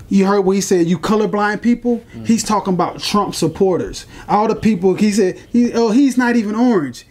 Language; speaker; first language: English; native; English